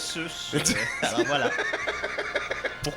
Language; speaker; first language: French; native; French